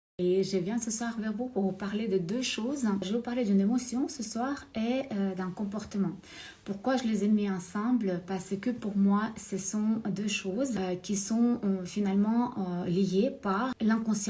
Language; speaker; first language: French; non-native, fluent; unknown